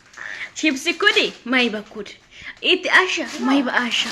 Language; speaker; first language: Arabic; non-native, learner; Oromo